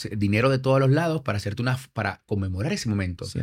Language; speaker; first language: Spanish; native; Spanish